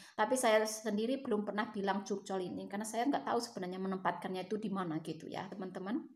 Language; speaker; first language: Indonesian; native; Indonesian